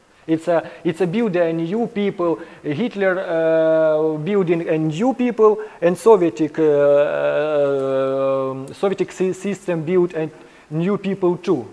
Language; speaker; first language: English; non-native, learner; Ukrainian